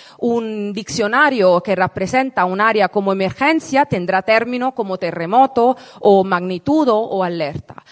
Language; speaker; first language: Spanish; non-native, fluent; Italian